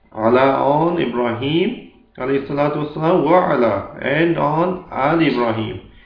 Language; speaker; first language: English; non-native, local second language; Urdu